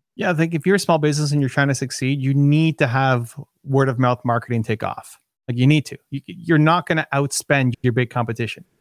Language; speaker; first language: English; native; English